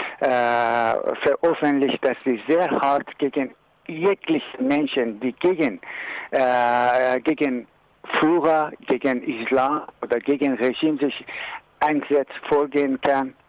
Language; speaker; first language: German; non-native, learner; Persian